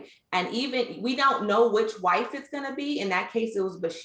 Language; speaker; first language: English; native; English